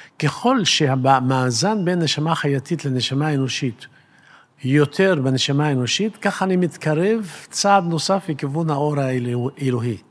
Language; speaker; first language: Hebrew; native; Hebrew